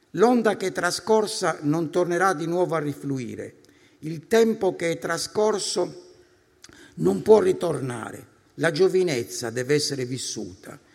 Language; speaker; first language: Italian; native; Italian